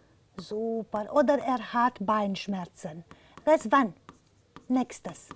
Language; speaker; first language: German; non-native, fluent; Romanian